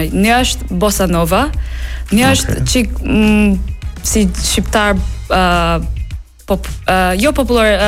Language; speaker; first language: Albanian; non-native, learner; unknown